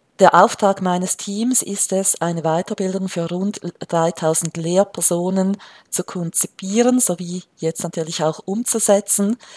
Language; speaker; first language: German; native; German